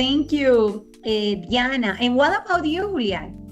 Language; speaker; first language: English; non-native, fluent; Spanish